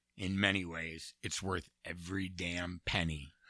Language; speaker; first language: English; native; English